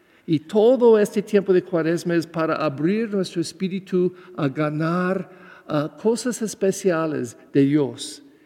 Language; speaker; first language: Spanish; non-native, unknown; English